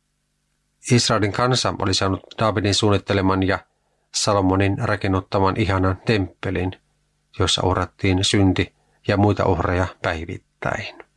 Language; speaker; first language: Finnish; native; Finnish